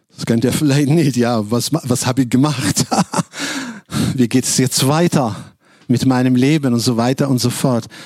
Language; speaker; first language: German; non-native, fluent; Arabic